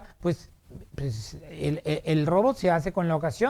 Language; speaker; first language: Spanish; native; Spanish